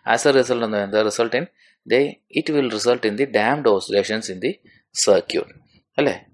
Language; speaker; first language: English; non-native, local second language; Malayalam